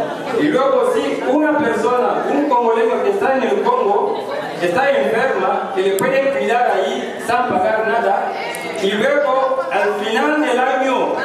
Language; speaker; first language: Spanish; non-native, learner; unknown